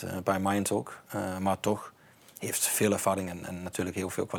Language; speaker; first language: Dutch; non-native, fluent; Danish